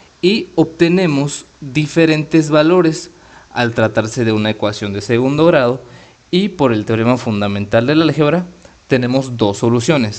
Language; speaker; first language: Spanish; native; Spanish